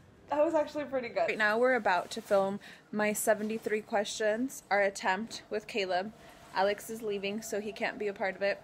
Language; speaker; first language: English; early bilingual, other home language; Spanish